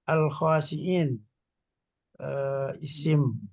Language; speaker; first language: Arabic; non-native, learner; Indonesian